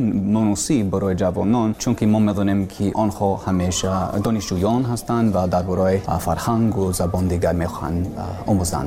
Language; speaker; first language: Persian; non-native, learner; English